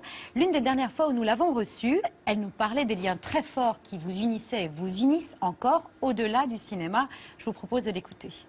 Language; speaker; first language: French; native; French